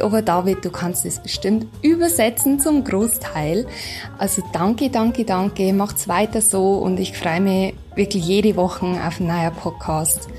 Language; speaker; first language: German; native; German